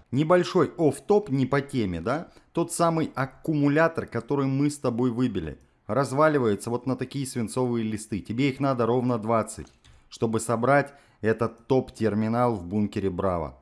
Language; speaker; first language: Russian; native; Russian